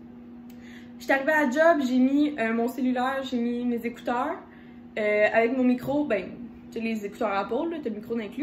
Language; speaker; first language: French; native; French